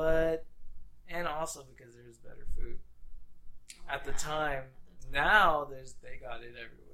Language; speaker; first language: English; native; English